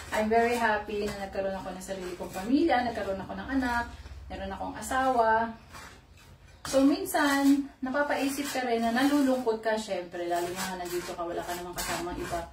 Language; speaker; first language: Filipino; native; Filipino